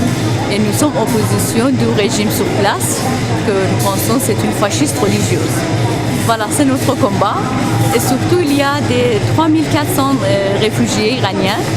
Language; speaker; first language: French; non-native, fluent; Persian